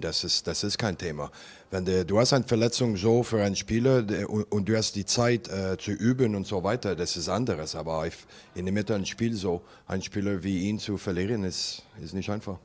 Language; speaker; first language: German; non-native, learner; French